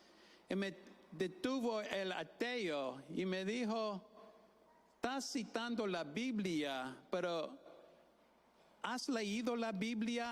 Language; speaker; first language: Spanish; non-native, fluent; English